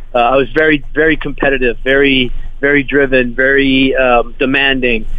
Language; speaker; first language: English; native; English